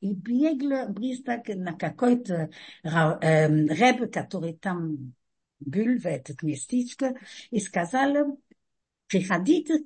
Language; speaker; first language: Russian; non-native, fluent; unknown